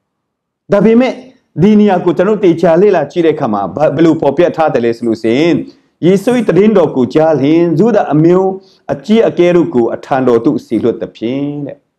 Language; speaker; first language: Burmese; non-native, local second language; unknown